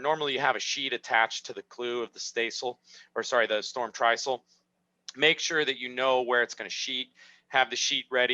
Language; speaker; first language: English; native; English